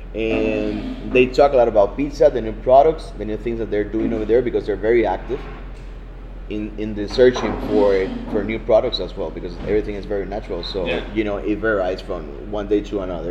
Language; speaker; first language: English; non-native, fluent; Italian